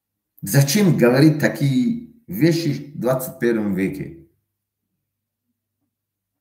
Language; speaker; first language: Russian; non-native, fluent; Tajik